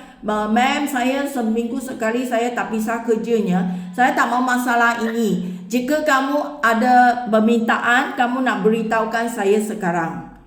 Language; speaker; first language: Indonesian; non-native, learner; Filipino